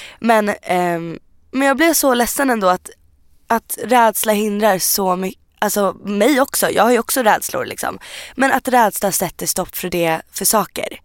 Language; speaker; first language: Swedish; native; Swedish